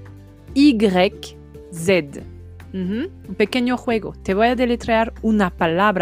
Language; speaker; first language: Spanish; non-native, fluent; French